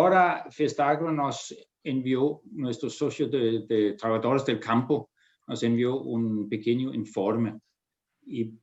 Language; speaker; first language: Spanish; non-native, fluent; Danish